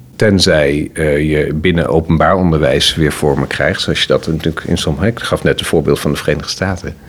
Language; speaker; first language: Dutch; native; Dutch